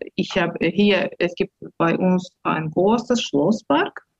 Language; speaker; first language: German; non-native, learner; Azerbaijani